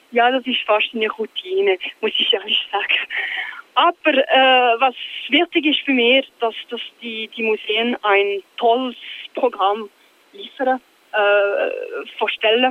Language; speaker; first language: German; non-native, local second language; French